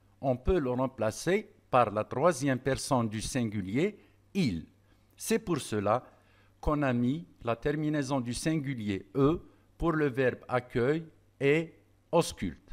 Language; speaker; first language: French; non-native, local second language; Arabic